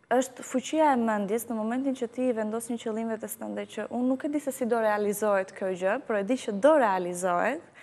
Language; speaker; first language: Albanian; early bilingual, heritage; Albanian